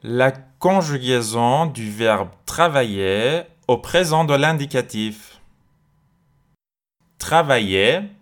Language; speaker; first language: French; non-native, fluent; Persian